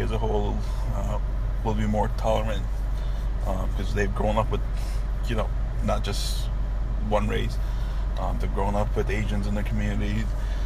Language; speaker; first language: English; early bilingual, other home language; Urdu